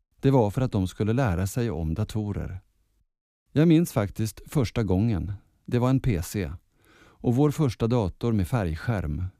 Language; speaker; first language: Swedish; early bilingual, other home language; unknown